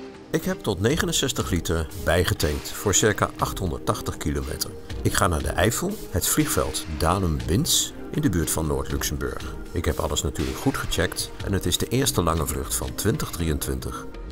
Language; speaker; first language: Dutch; native; Dutch